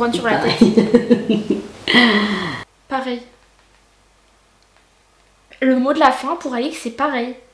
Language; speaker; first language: French; native; French